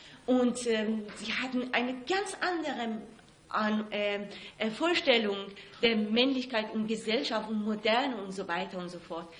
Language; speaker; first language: German; non-native, fluent; Persian